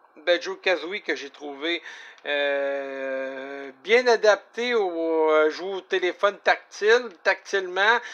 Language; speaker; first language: French; native; French